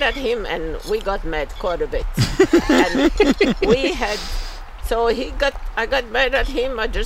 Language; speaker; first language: English; non-native, fluent; French